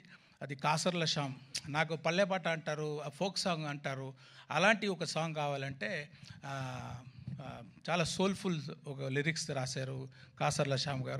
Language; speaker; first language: Telugu; non-native, learner; Tamil